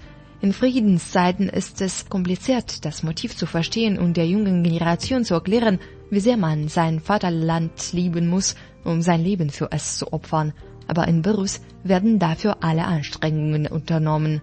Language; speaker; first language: German; non-native, fluent; Russian